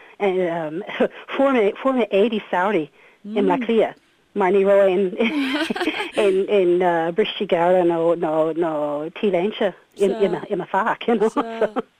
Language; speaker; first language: Irish; non-native, learner; English